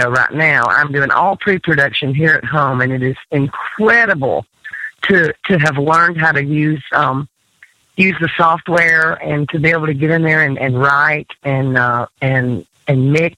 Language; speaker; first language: English; native; English